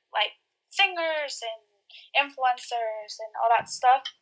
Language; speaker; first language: English; early bilingual, other home language; Spanish